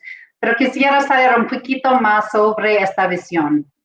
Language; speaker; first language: Spanish; non-native, fluent; English